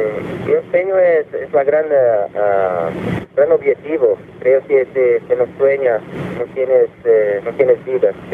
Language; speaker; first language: Spanish; non-native, fluent; Portuguese